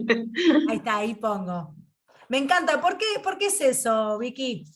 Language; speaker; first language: Spanish; native; Spanish